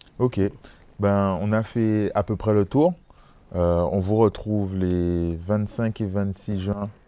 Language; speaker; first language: French; native; French